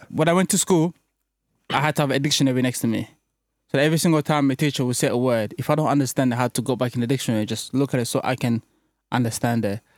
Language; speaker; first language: English; early bilingual, other home language; French